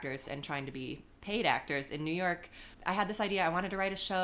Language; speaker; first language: English; native; English